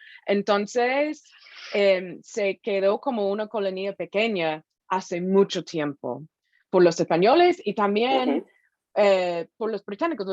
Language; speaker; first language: Spanish; non-native, fluent; English